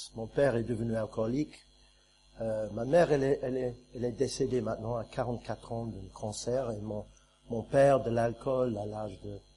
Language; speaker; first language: French; non-native, fluent; English